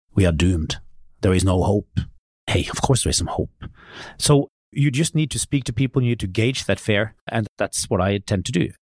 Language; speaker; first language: English; non-native, fluent; Norwegian